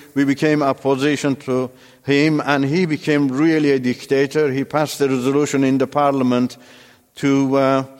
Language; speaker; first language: English; non-native, fluent; Turkish